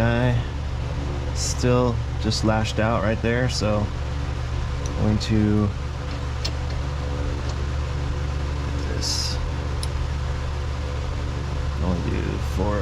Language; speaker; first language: English; native; English